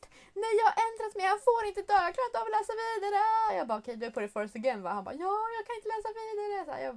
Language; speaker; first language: Swedish; native; Swedish